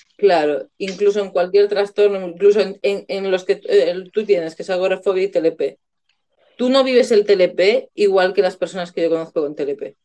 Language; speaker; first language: Spanish; native; Spanish